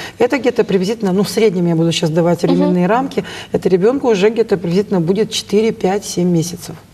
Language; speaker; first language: Russian; native; Russian